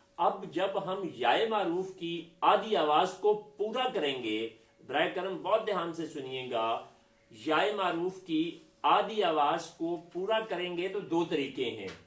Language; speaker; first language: Urdu; non-native, local second language; Punjabi